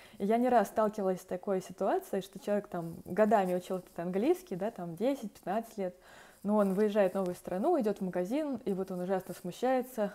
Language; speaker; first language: Russian; native; Russian